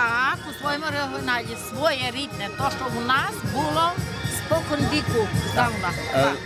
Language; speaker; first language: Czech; non-native, learner; Ukrainian